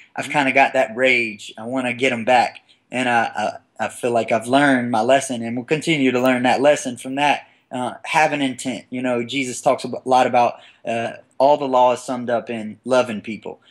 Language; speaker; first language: English; native; English